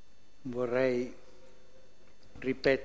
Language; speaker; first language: Italian; early bilingual, heritage; Spanish